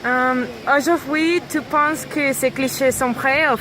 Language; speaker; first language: French; non-native, learner; Spanish